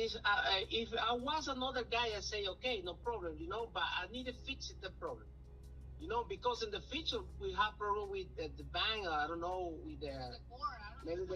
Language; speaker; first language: English; non-native, learner; Spanish